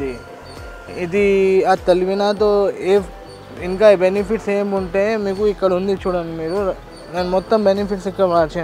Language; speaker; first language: Telugu; non-native, local second language; Urdu